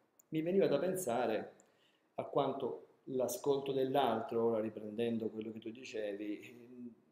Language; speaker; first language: Italian; native; Italian